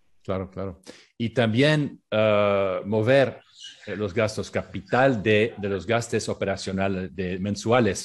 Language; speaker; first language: Spanish; non-native, learner; English